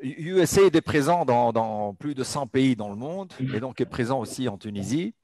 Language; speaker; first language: French; non-native, local second language; Arabic